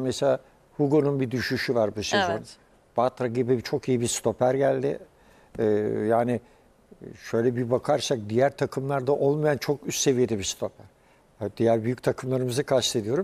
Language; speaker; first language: Turkish; native; Turkish